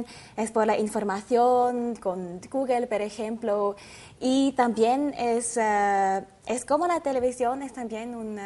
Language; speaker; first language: Spanish; non-native, learner; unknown